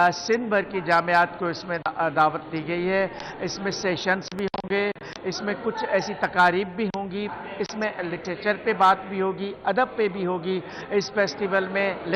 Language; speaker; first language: Urdu; native; Urdu